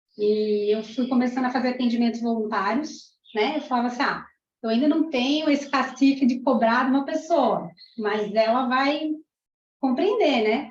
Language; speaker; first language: Portuguese; early bilingual, other home language; Spanish